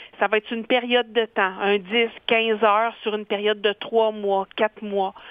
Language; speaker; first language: French; native; French